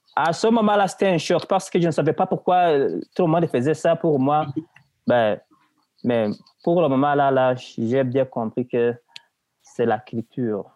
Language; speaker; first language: French; non-native, local second language; Rundi